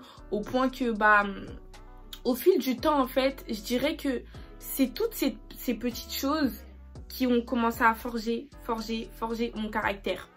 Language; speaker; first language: French; native; French